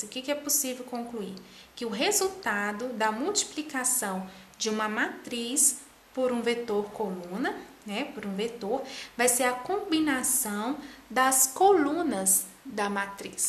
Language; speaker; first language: Portuguese; native; Portuguese